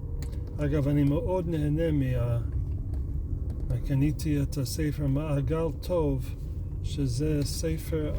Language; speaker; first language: Hebrew; non-native, fluent; English